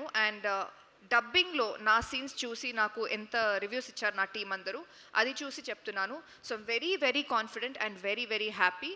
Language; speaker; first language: Telugu; non-native, fluent; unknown